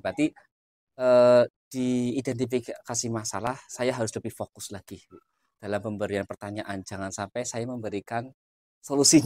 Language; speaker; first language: Indonesian; native; Indonesian